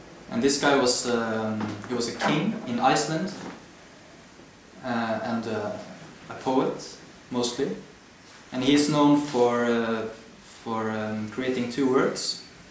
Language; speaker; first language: English; non-native, fluent; Norwegian